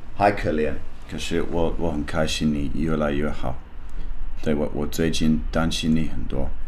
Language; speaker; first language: Chinese; non-native, learner; English